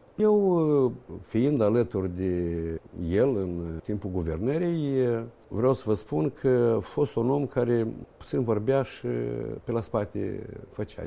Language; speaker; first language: Romanian; native; Romanian